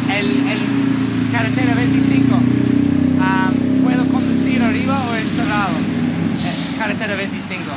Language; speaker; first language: Spanish; non-native, learner; English